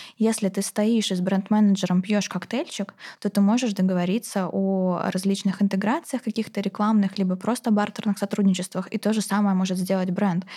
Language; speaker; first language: Russian; native; Russian